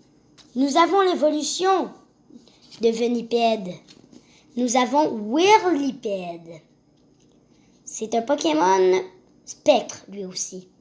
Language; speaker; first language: French; native; French